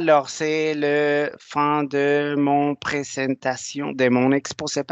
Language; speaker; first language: French; non-native, learner; Spanish